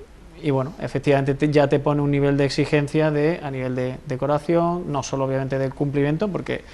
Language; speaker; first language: Spanish; native; Spanish